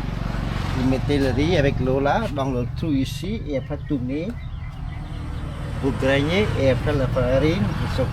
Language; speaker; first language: French; non-native, learner; Khmer